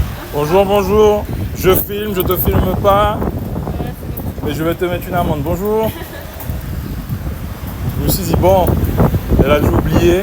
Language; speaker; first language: French; native; French